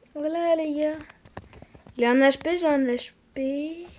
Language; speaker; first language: French; native; French